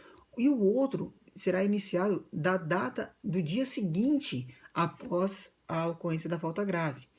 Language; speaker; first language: Portuguese; native; Portuguese